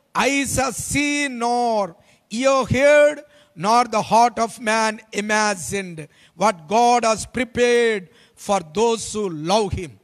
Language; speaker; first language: English; non-native, local second language; Telugu